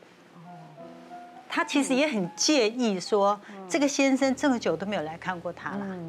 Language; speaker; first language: Chinese; native; Chinese